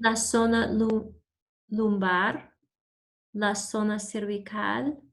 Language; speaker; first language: Spanish; non-native, learner; English